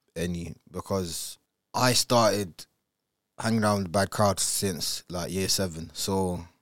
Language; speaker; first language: English; early bilingual, other home language; Italian